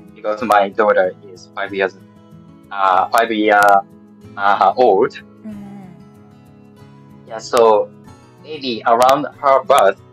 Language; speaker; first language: English; non-native, learner; Japanese